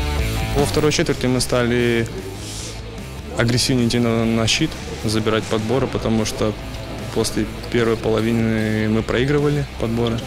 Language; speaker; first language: Russian; native; Russian